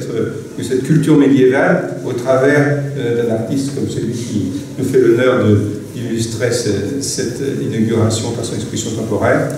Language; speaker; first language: French; native; French